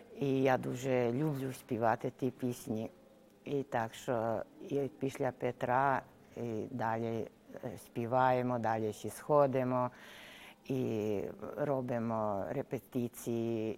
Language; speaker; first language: Ukrainian; early bilingual, heritage; Ukrainian